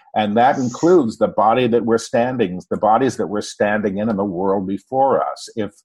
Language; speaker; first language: English; native; English